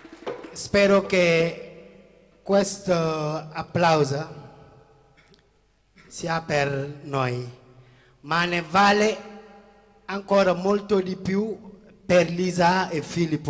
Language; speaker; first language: Italian; non-native, fluent; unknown